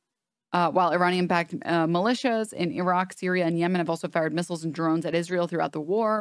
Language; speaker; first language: English; native; English